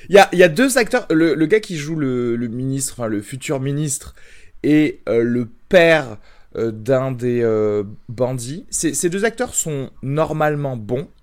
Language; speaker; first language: French; native; French